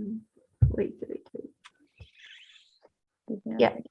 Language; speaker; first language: English; non-native, learner; Spanish